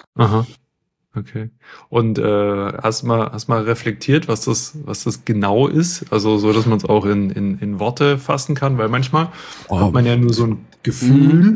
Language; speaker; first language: German; native; German